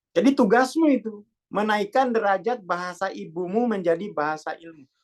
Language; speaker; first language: Indonesian; non-native, local second language; Javanese